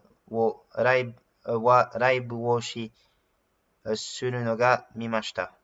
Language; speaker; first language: Japanese; non-native, learner; English